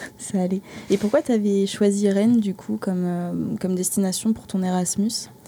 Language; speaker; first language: French; native; French